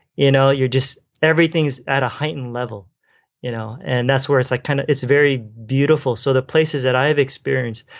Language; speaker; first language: English; native; English